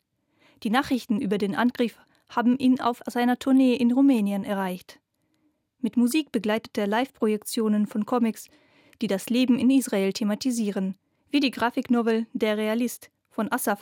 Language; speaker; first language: German; native; German